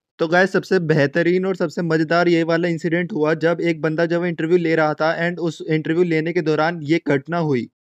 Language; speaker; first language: Hindi; native; Hindi